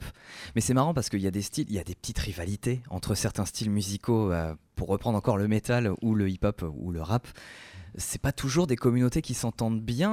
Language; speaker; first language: French; native; French